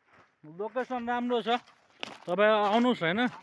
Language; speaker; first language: Nepali; non-native, local second language; Maithili